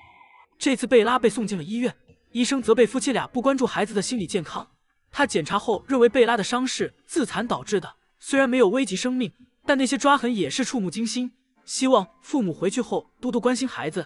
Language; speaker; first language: Chinese; native; Chinese